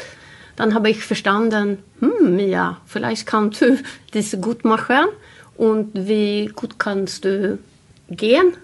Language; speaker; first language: German; non-native, learner; Swedish